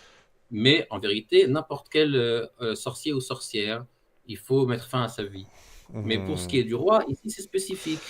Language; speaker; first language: French; native; French